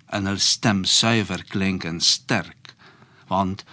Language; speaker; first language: Afrikaans; non-native, fluent; Polish